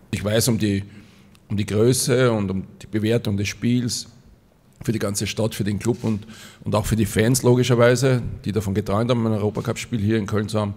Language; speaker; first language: German; native; German